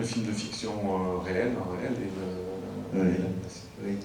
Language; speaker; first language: French; non-native, fluent; Turkish